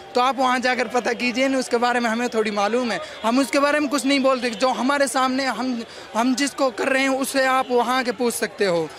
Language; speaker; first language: Hindi; native; Hindi